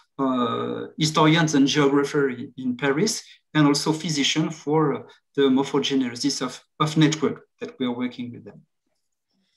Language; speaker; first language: English; non-native, fluent; French